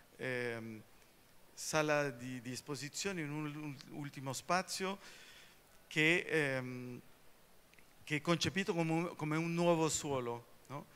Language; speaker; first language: Italian; early bilingual, heritage; Spanish